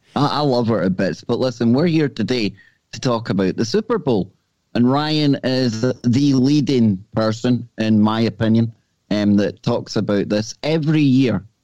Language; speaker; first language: English; native; English